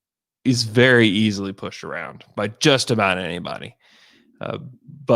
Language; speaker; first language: English; native; English